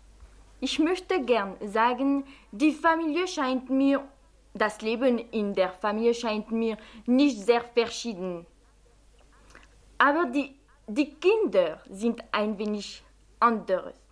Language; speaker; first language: German; non-native, fluent; French